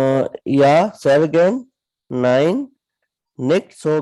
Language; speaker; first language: German; non-native, learner; Hindi